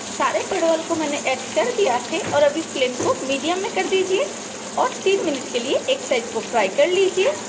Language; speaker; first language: Hindi; non-native, local second language; Bangla